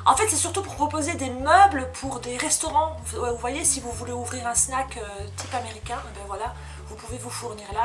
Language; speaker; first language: French; native; French